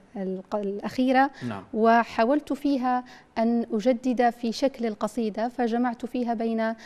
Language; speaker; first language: Arabic; native; Arabic